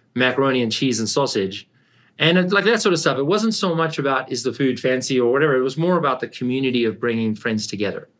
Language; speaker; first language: English; native; English